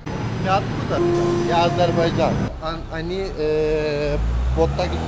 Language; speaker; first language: Russian; non-native, learner; Azerbaijani